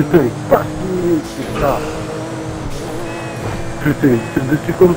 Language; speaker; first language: French; native; French